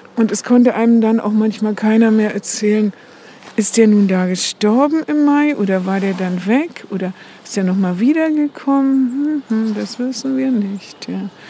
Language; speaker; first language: German; native; German